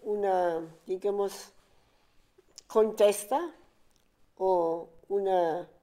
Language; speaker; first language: Spanish; non-native, fluent; German